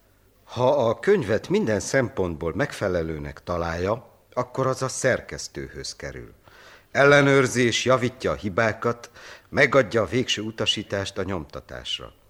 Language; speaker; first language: Hungarian; native; Hungarian